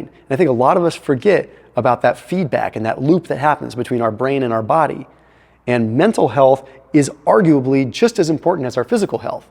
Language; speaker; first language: English; native; English